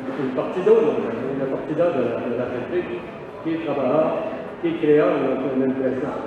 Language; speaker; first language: Spanish; non-native, learner; French